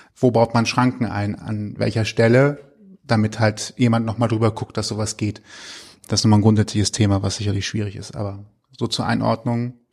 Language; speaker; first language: German; native; German